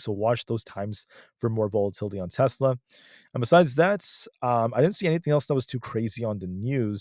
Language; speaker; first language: English; native; English